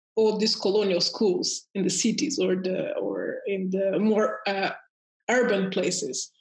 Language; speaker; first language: English; early bilingual, heritage; Portuguese